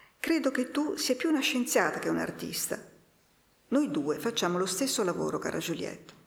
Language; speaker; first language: Italian; native; Italian